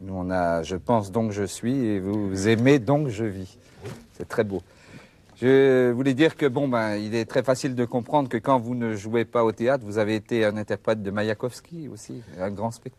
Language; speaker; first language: French; native; French